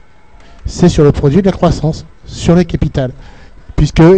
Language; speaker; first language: French; native; French